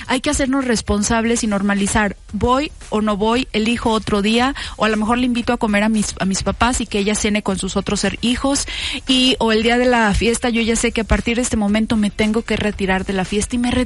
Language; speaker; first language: Spanish; native; Spanish